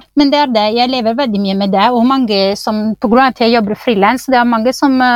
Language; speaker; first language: Norwegian; non-native, fluent; Italian